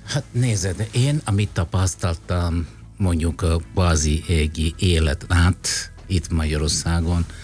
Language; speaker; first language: Hungarian; non-native, fluent; Italian